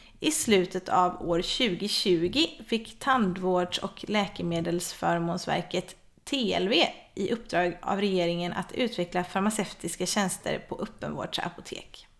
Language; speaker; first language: Swedish; native; Swedish